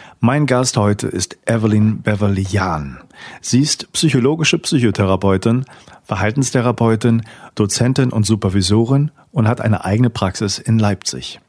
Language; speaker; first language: German; native; German